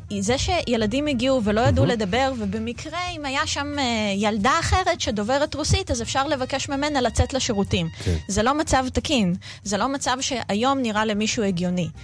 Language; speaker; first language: Hebrew; early bilingual, other home language; Russian